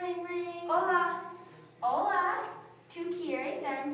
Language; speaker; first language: Spanish; non-native, learner; English